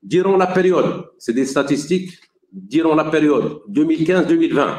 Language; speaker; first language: French; non-native, local second language; Arabic